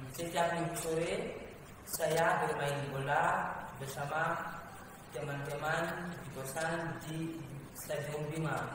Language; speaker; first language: Indonesian; non-native, learner; Malagasy